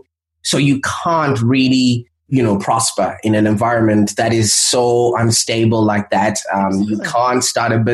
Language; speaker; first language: English; non-native, local second language; Shona